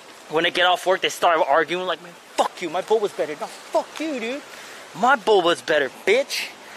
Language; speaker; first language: English; early bilingual, other home language; Chinese